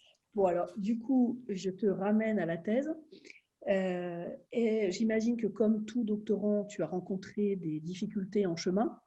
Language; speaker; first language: French; native; French